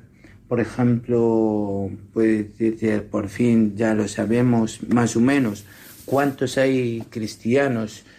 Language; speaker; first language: Spanish; non-native, learner; Assyrian Neo-Aramaic